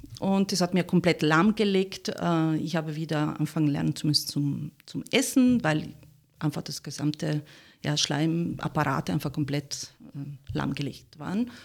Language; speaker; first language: German; non-native, fluent; Italian